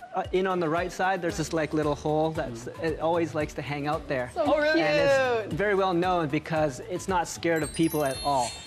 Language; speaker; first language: English; native; English